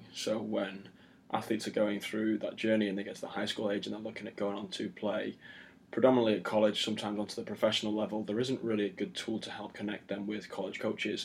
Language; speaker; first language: English; native; English